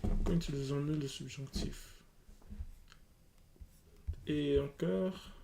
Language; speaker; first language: French; non-native, learner; English